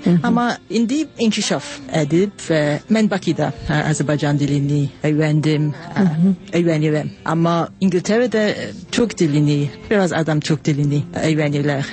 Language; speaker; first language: Azerbaijani; non-native, learner; English